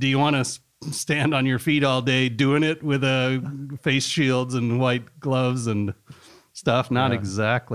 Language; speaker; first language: English; native; English